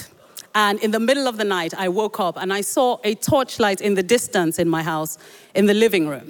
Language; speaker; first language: English; non-native, local second language; Yoruba